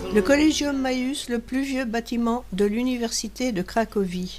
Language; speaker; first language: French; native; French